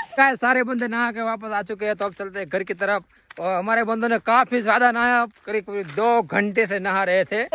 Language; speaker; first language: Hindi; non-native, local second language; Gujarati